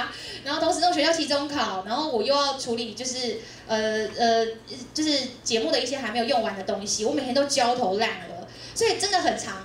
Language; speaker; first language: Chinese; native; Chinese